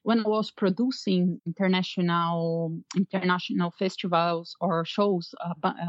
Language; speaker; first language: English; non-native, fluent; Portuguese